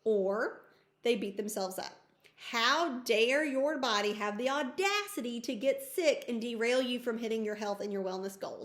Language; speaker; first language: English; native; English